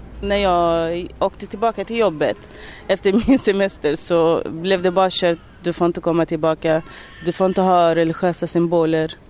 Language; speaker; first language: Swedish; early bilingual, other home language; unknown